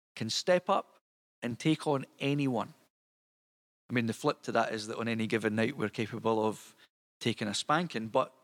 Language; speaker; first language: English; native; English